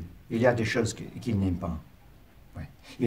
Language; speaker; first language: French; non-native, learner; English